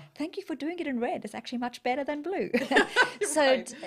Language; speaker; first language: English; native; English